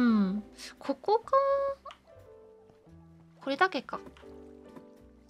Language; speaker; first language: Japanese; non-native, learner; English